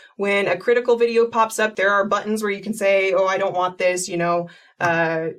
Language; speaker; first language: English; native; English